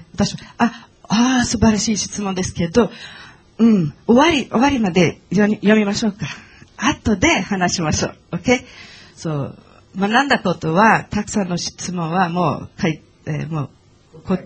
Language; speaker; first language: Japanese; non-native, learner; Portuguese